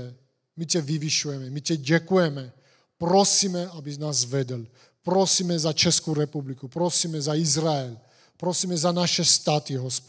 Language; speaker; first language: Czech; non-native, fluent; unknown